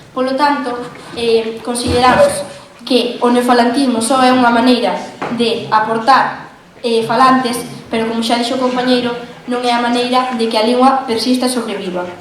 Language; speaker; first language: Galician; native; Galician